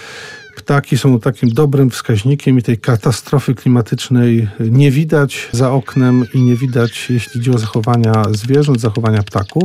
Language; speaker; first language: Polish; native; Polish